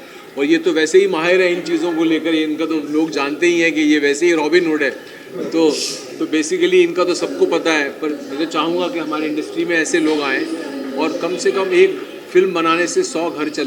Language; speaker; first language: Hindi; native; Hindi